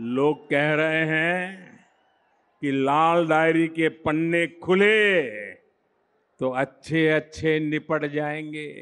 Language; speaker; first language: Hindi; non-native, local second language; Gujarati